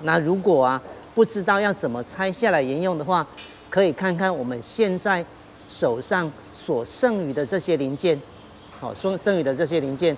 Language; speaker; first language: Chinese; native; Chinese